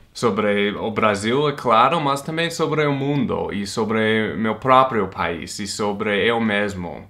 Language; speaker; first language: Portuguese; non-native, fluent; English